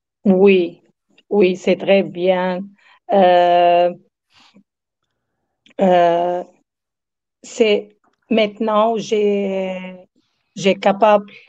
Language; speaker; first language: French; non-native, learner; Arabic